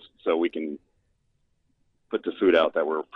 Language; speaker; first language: English; native; English